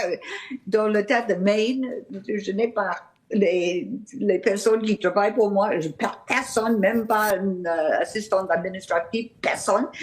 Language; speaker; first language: French; non-native, fluent; English